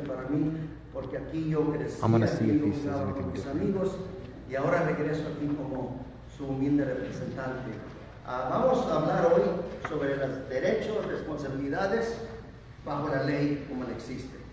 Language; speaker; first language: Spanish; early bilingual, heritage; Spanish